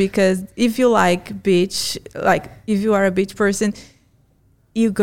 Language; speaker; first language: English; non-native, fluent; Portuguese